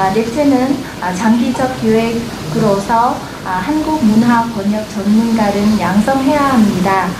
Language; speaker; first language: Korean; non-native, fluent; Vietnamese